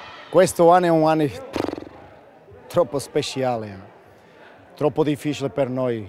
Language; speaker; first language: Italian; non-native, learner; Portuguese